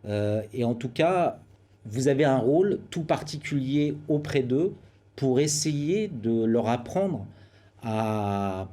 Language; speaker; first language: French; native; French